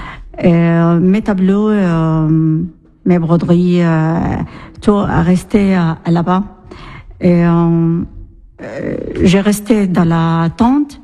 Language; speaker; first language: French; non-native, learner; Arabic